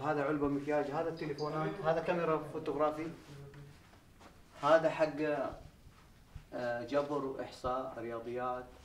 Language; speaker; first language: Arabic; non-native, learner; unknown